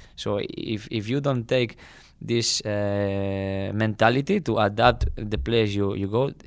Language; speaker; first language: English; non-native, fluent; Spanish